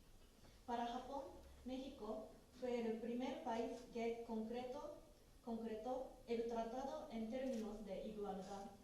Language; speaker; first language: Spanish; non-native, learner; Japanese